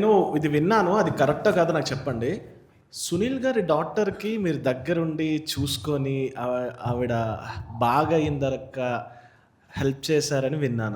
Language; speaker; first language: Telugu; native; Telugu